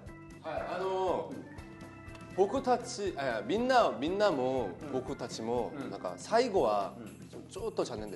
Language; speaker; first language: Japanese; non-native, learner; Korean